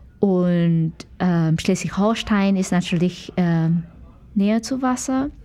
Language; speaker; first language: German; non-native, fluent; Chinese